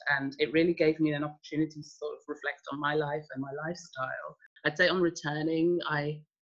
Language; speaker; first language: English; native; English